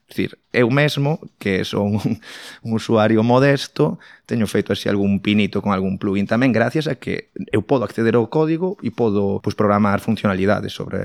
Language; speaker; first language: Galician; non-native, local second language; Spanish